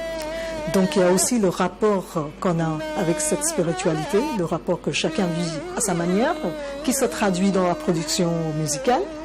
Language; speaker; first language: French; non-native, fluent; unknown